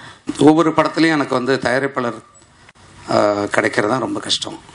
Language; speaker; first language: Tamil; native; Tamil